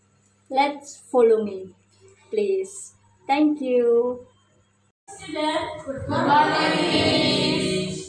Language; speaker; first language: English; non-native, learner; Indonesian